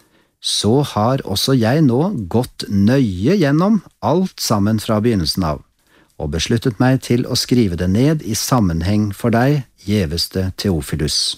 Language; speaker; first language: Norwegian; native; Norwegian